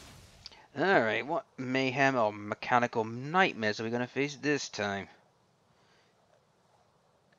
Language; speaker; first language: English; native; English